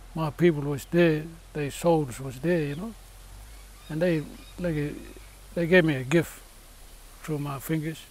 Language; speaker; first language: English; native; English